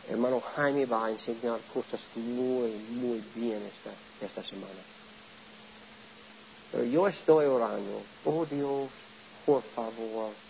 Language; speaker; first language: Spanish; non-native, learner; English